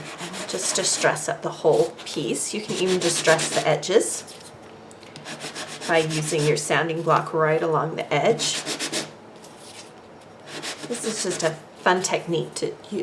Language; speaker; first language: English; native; English